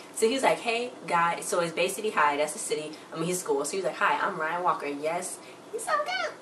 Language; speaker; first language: English; native; English